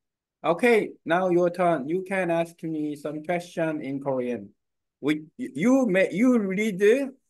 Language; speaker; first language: English; non-native, learner; Korean